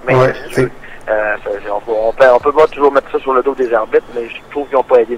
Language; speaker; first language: French; native; French